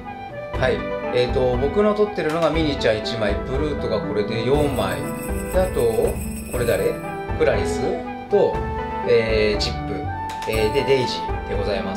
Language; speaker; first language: Japanese; native; Japanese